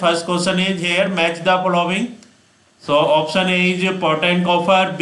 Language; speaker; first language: English; non-native, local second language; Hindi